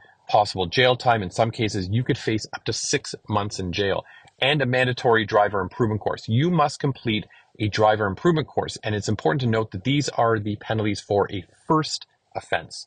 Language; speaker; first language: English; native; English